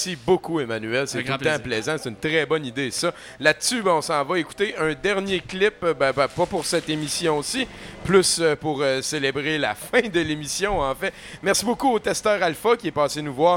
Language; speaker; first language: French; native; French